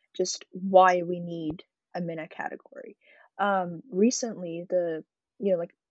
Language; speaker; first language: English; early bilingual, other home language; Arabic